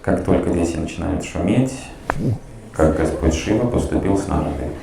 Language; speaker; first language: Russian; native; Russian